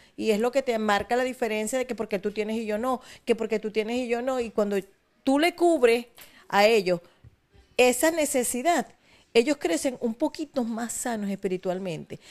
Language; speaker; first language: Spanish; native; Spanish